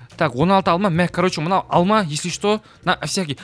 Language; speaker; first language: Russian; non-native, local second language; Kazakh